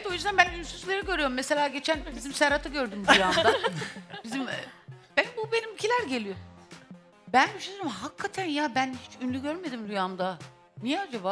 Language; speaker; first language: Turkish; native; Turkish